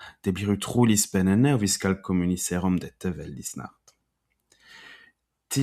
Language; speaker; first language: Norwegian; non-native, fluent; French